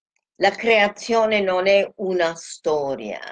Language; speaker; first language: Italian; non-native, fluent; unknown